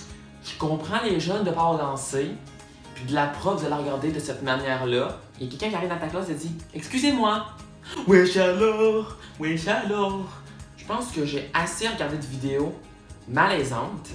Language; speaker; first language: French; native; French